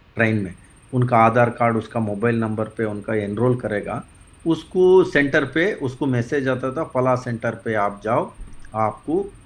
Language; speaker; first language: Hindi; non-native, local second language; Kannada